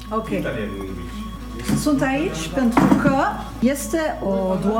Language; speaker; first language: Romanian; non-native, learner; French